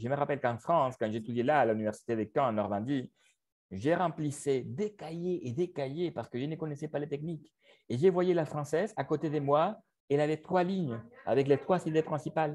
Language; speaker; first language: French; non-native, fluent; Spanish